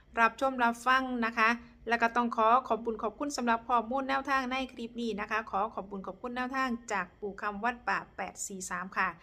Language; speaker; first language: Thai; non-native, local second language; Northeastern Thai